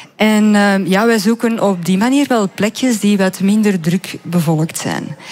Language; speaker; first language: Dutch; native; Dutch